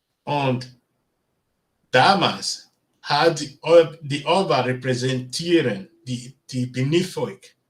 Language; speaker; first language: German; non-native, learner; Bini